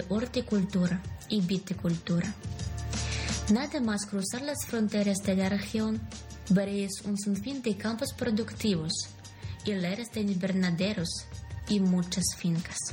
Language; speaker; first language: Spanish; non-native, fluent; Ukrainian